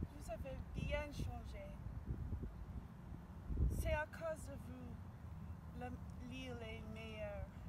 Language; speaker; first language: French; non-native, learner; English